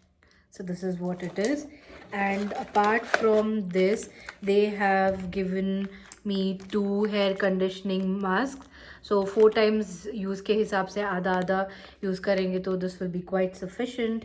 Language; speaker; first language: English; non-native, local second language; Hindi